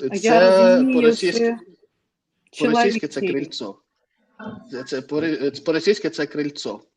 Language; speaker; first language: Ukrainian; non-native, fluent; Russian